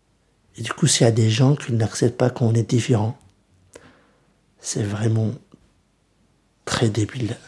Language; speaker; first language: French; early bilingual, other home language; Kurdish